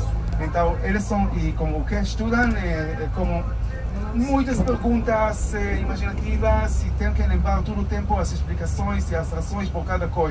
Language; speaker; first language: Portuguese; non-native, fluent; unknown